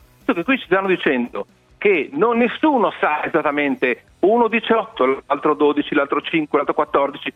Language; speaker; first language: Italian; native; Italian